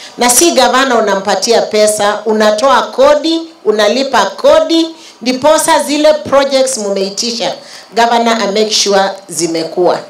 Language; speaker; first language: Swahili; native; Swahili